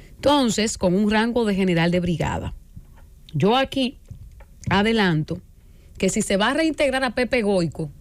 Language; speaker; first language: Spanish; native; Spanish